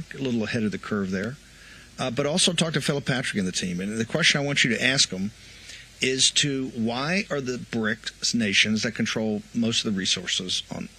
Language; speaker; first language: English; native; English